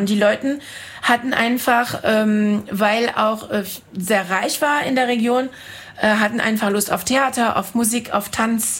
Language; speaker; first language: German; non-native, fluent; French